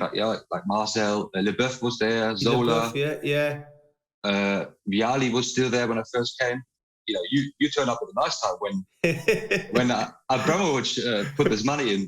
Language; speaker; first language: English; non-native, fluent; German